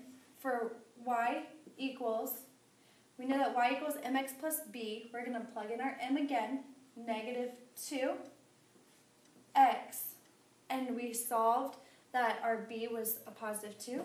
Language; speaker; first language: English; native; English